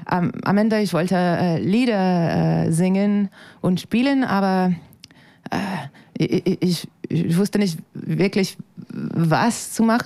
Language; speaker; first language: German; non-native, fluent; French